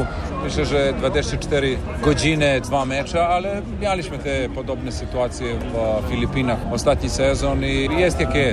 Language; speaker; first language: Polish; non-native, learner; Serbian